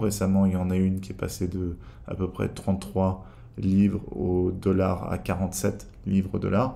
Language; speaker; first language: French; native; French